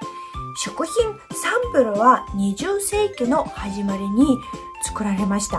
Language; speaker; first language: Japanese; non-native, fluent; Russian